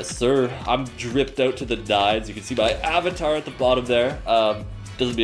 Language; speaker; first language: English; native; English